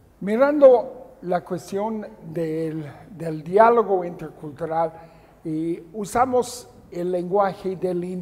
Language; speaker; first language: Spanish; non-native, fluent; English